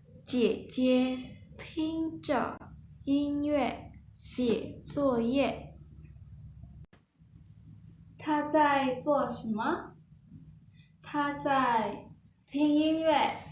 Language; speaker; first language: Chinese; non-native, learner; Indonesian